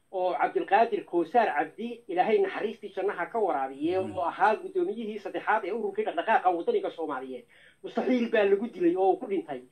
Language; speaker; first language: Somali; native; Somali